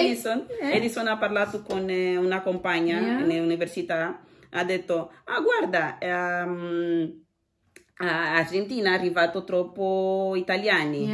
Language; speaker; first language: Italian; non-native, learner; Portuguese